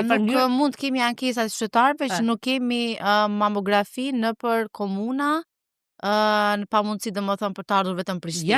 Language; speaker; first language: Albanian; native; Albanian